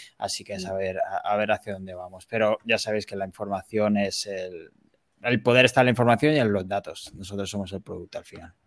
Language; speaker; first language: Spanish; native; Spanish